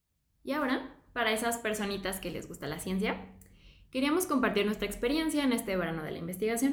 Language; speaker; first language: Spanish; native; Spanish